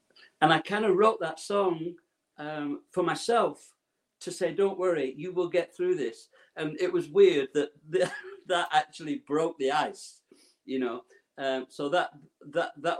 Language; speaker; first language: English; native; English